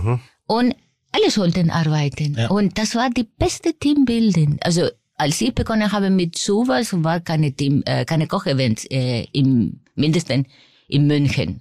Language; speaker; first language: German; non-native, fluent; Spanish